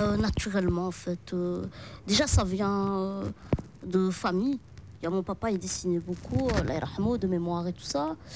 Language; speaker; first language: French; early bilingual, other home language; Arabic